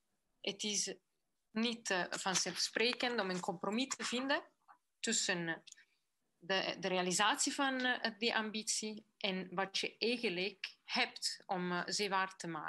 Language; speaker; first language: Dutch; non-native, fluent; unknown